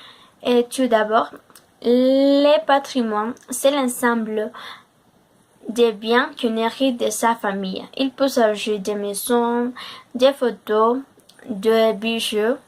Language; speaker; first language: French; non-native, learner; Spanish